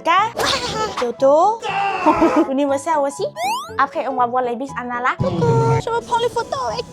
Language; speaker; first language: French; non-native, learner; Thai